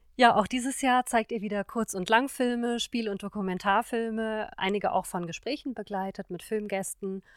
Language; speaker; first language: German; native; German